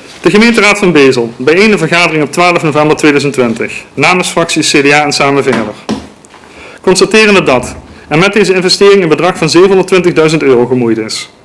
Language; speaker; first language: Dutch; native; Dutch